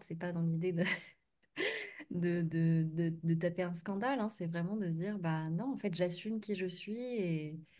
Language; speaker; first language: French; native; French